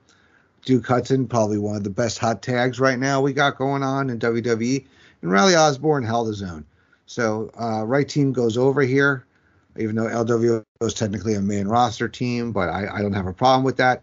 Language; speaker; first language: English; native; English